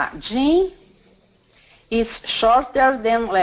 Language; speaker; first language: English; non-native, learner; Portuguese